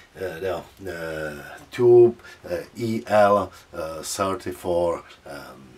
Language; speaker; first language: English; non-native, learner; Czech